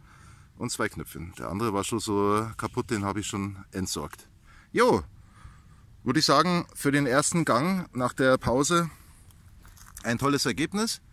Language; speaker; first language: German; native; German